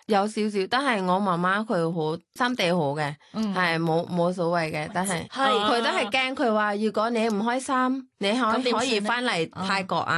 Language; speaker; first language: Cantonese; non-native, learner; Thai